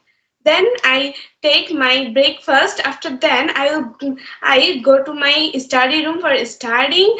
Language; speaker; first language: English; non-native, learner; Bangla